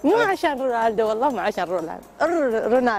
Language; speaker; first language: Arabic; native; Arabic